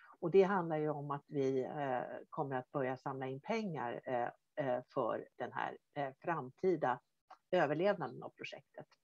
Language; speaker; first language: Swedish; native; Swedish